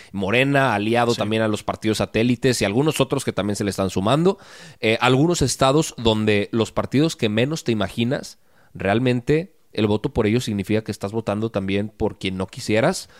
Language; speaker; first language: Spanish; native; Spanish